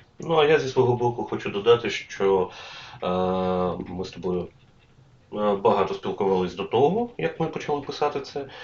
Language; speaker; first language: Ukrainian; native; Ukrainian